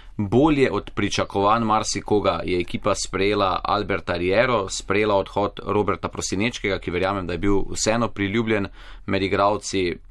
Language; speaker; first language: Slovenian; native; Slovenian